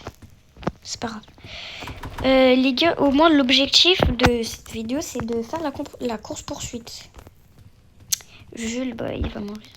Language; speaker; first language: French; native; French